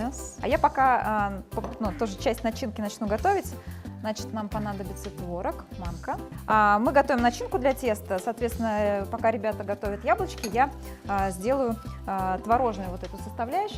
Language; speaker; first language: Russian; native; Russian